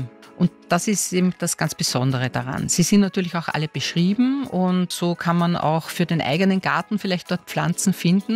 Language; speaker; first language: German; native; German